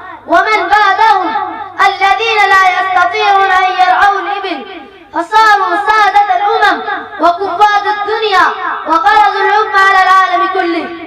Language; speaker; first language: Arabic; non-native, learner; Urdu